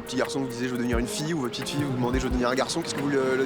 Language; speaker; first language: French; native; French